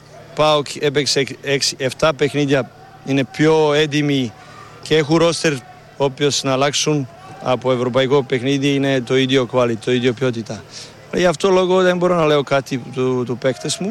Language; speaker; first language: Greek; non-native, learner; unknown